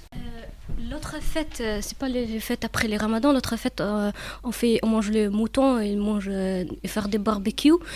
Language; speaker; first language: French; non-native, learner; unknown